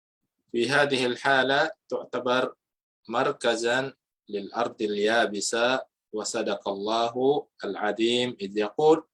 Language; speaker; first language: Arabic; non-native, fluent; Filipino